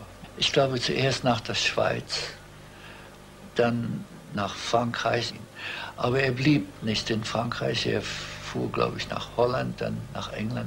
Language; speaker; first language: German; early bilingual, heritage; German